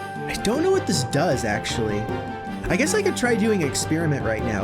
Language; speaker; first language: English; native; English